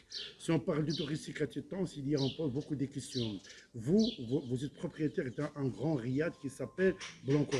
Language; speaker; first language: French; non-native, local second language; Arabic